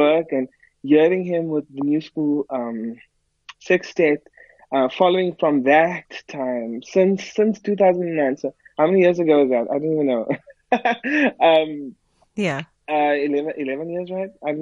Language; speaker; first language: English; native; English